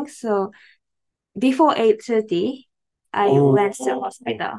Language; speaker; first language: English; non-native, learner; Japanese